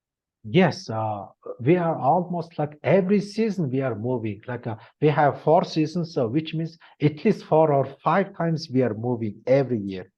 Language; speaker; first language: English; non-native, learner; Mongolian